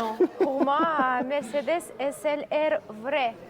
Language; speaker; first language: French; non-native, learner; Russian